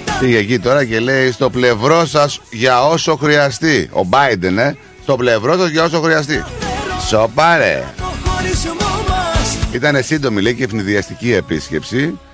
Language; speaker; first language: Greek; early bilingual, heritage; Greek